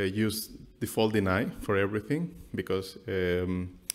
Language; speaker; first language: English; non-native, fluent; Spanish